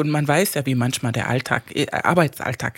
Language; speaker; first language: German; non-native, fluent; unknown